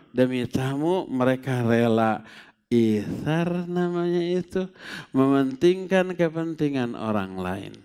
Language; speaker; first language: Indonesian; non-native, local second language; Sundanese